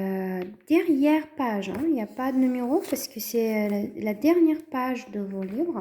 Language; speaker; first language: French; non-native, fluent; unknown